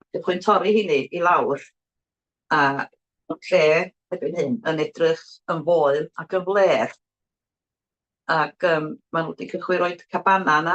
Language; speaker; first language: Welsh; native; Welsh